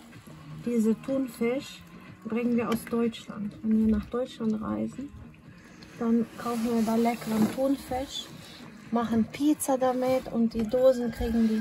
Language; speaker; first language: German; non-native, learner; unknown